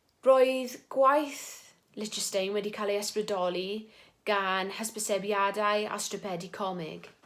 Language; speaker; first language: Welsh; non-native, local second language; English